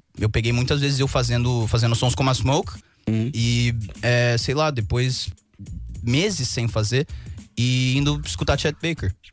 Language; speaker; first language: Portuguese; early bilingual, heritage; Portuguese